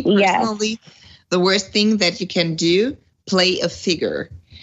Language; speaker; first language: English; non-native, fluent; German